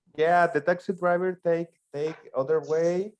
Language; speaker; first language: English; non-native, learner; Spanish